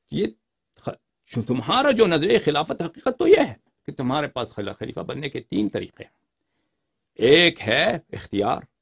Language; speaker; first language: Urdu; non-native, fluent; Persian